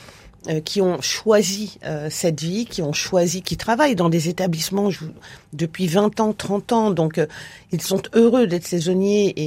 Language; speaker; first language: French; native; French